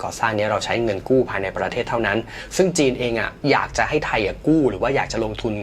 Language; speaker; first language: Thai; native; Thai